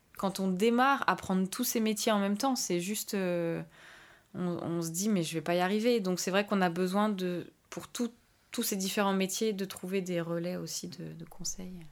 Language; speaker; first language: French; native; French